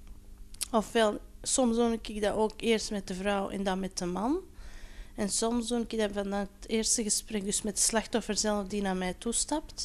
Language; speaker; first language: Dutch; non-native, local second language; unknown